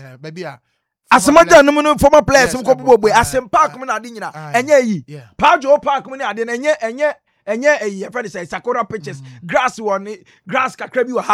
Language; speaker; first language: English; non-native, local second language; Akan